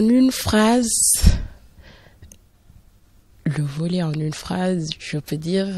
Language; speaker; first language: French; non-native, local second language; Wolof